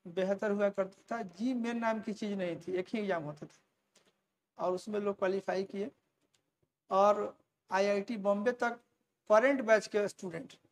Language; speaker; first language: Hindi; native; Hindi